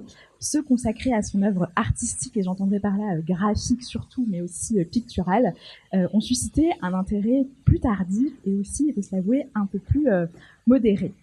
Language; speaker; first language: French; native; French